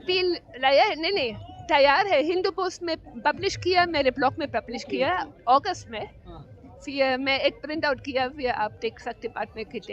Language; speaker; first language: Hindi; non-native, learner; German